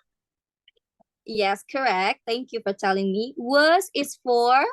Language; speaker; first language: English; non-native, fluent; Indonesian